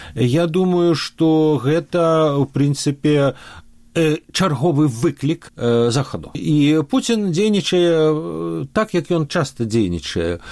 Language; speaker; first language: Belarusian; non-native, local second language; Russian